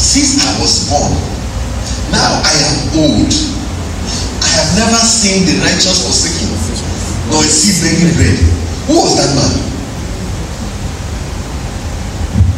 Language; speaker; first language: English; non-native, local second language; Yoruba